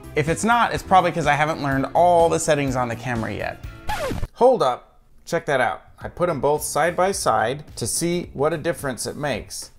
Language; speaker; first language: English; native; English